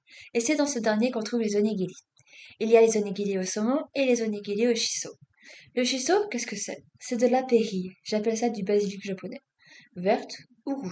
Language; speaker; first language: French; native; French